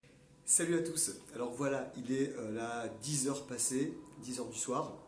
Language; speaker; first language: French; native; French